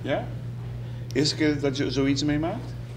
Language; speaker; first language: Dutch; non-native, local second language; Papiamento